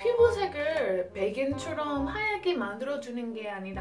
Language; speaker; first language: Korean; non-native, fluent; English